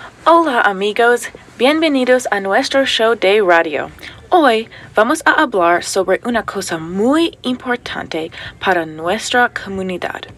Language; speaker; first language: Spanish; non-native, learner; English